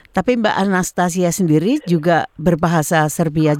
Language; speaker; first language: Indonesian; native; Indonesian